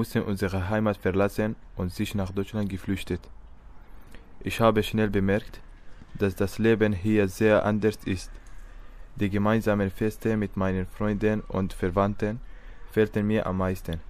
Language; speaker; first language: German; non-native, learner; Kurdish